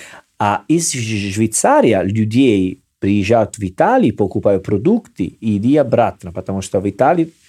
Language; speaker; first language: Russian; non-native, learner; Italian